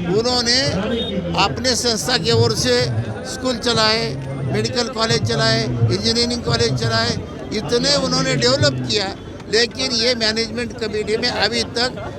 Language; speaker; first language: Hindi; non-native, local second language; Marathi